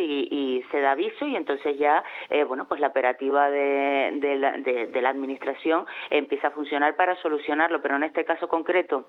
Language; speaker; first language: Spanish; native; Spanish